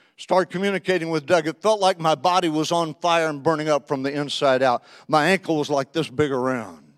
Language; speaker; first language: English; native; English